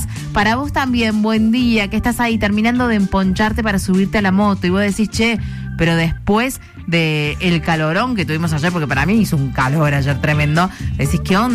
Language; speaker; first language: Spanish; native; Spanish